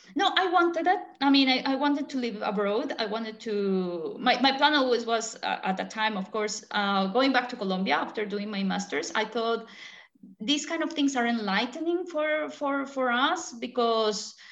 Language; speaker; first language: English; non-native, fluent; Spanish